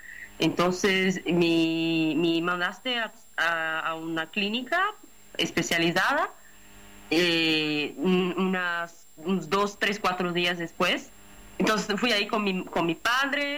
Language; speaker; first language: Spanish; non-native, fluent; Portuguese